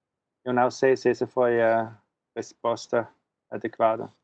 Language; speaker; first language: Portuguese; non-native, fluent; Swedish